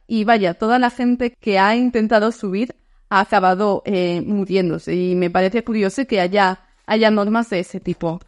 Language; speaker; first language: Spanish; non-native, fluent; Dutch